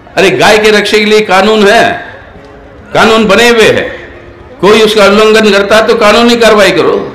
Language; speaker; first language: Hindi; non-native, local second language; Telugu